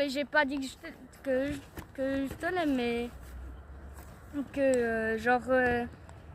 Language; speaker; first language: French; native; French